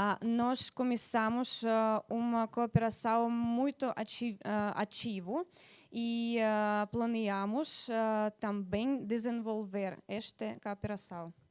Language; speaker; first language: Portuguese; non-native, fluent; Russian